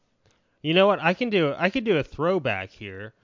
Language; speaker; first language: English; native; English